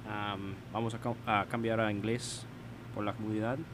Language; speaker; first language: Spanish; non-native, learner; English